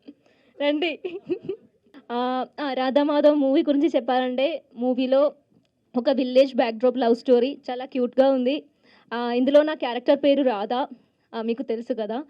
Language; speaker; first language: Telugu; non-native, local second language; Malayalam